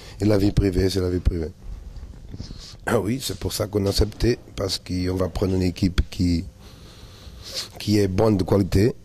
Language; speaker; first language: French; non-native, learner; Portuguese